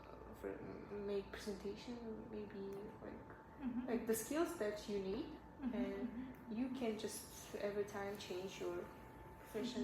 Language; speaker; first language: English; non-native, learner; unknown